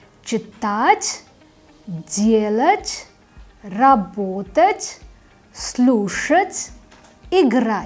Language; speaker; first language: Russian; non-native, fluent; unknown